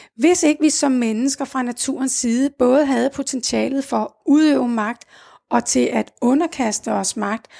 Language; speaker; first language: Danish; native; Danish